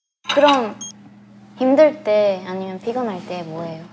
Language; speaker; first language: Korean; non-native, learner; English